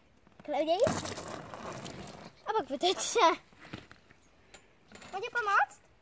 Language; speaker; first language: Czech; early bilingual, heritage; Czech